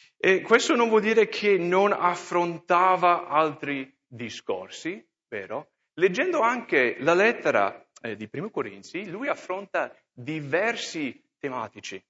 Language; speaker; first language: Italian; non-native, fluent; English